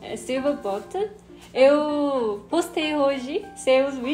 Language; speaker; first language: Portuguese; non-native, learner; Korean